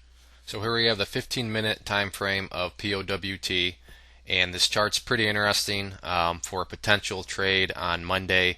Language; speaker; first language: English; native; English